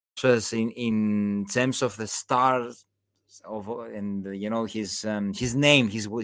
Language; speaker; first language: English; non-native, fluent; Greek